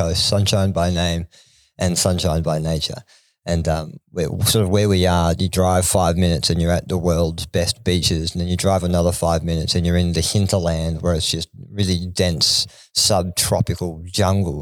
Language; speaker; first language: English; native; English